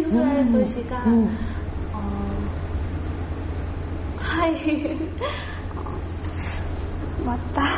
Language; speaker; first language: Japanese; non-native, learner; Korean